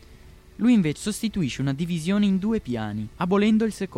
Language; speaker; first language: Italian; native; Italian